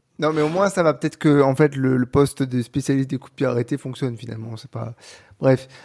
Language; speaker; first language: French; native; French